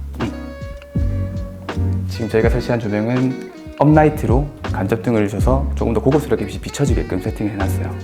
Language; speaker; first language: Korean; native; Korean